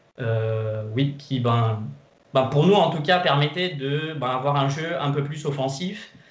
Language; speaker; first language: French; non-native, fluent; Portuguese